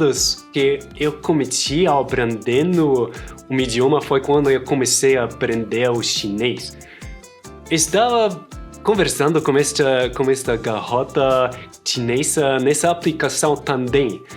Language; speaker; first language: Portuguese; non-native, fluent; German